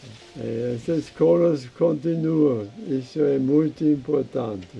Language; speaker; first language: Portuguese; non-native, fluent; German